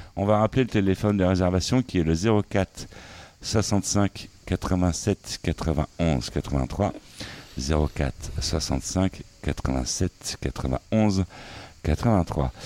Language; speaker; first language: French; native; French